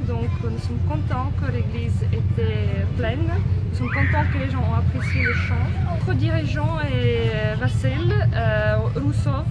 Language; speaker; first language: French; non-native, fluent; Ukrainian